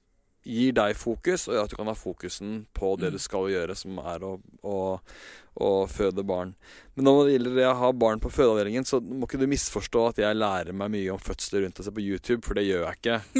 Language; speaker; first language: Norwegian; native; Norwegian